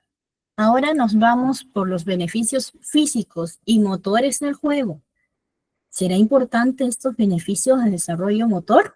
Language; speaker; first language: Spanish; native; Spanish